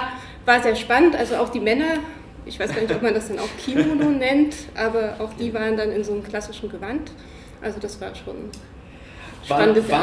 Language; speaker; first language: German; native; German